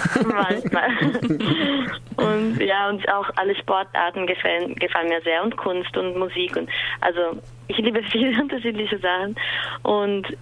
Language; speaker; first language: German; non-native, fluent; Portuguese